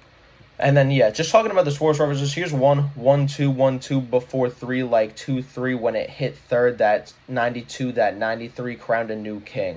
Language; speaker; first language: English; native; English